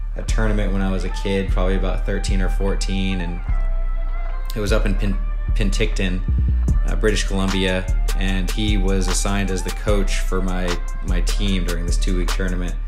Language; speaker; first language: English; native; English